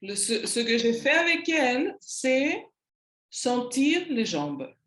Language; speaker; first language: French; non-native, learner; Spanish